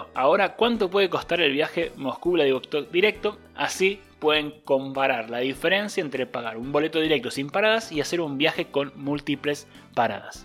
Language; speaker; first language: Spanish; native; Spanish